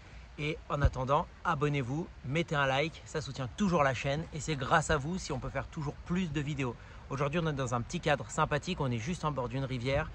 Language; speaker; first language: French; native; French